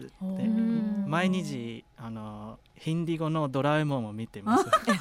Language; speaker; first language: Japanese; non-native, fluent; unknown